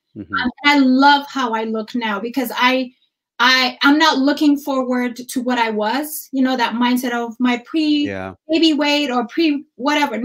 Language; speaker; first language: English; non-native, fluent; Amharic